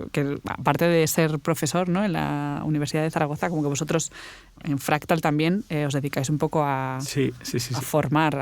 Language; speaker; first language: Spanish; native; Spanish